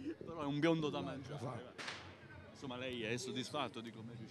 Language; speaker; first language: Italian; native; Italian